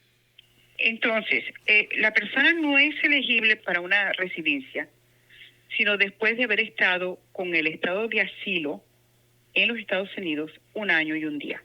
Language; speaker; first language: Spanish; non-native, local second language; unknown